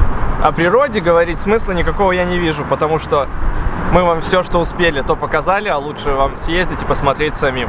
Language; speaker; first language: Russian; native; Russian